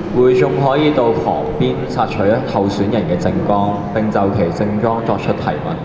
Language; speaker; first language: Cantonese; native; Cantonese